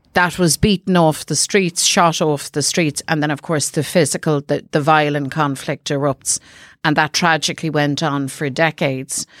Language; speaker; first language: English; native; English